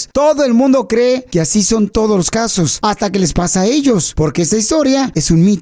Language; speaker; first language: Spanish; native; Spanish